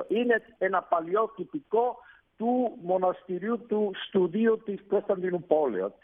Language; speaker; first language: Greek; non-native, fluent; Italian